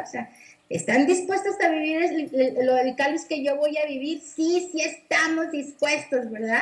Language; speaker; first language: Spanish; native; Spanish